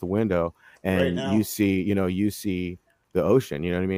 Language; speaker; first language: English; native; English